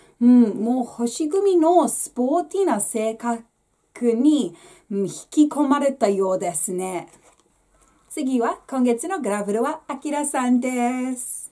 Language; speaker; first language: Japanese; non-native, fluent; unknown